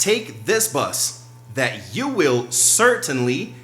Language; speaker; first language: English; non-native, fluent; Portuguese